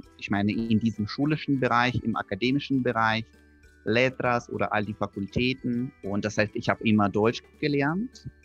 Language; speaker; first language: German; non-native, fluent; Russian